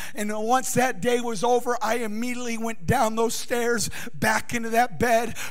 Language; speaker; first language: English; native; English